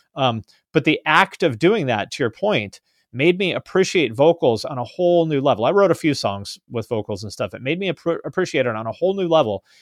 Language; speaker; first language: English; native; English